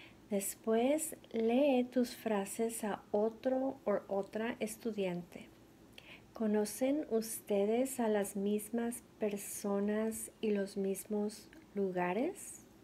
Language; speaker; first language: Spanish; non-native, fluent; English